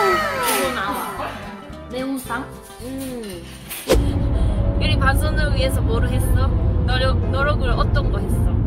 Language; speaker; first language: Korean; non-native, learner; Japanese